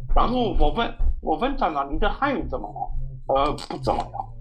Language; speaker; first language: Chinese; non-native, learner; German